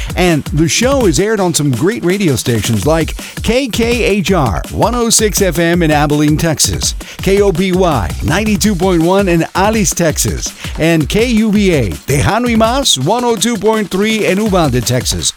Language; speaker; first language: English; early bilingual, other home language; Spanish